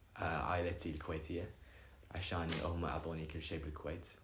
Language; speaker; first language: Arabic; early bilingual, other home language; Chinese